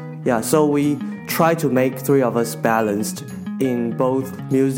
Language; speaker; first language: English; non-native, fluent; Chinese